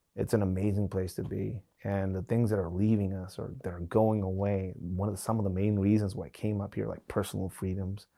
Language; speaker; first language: English; non-native, fluent; Spanish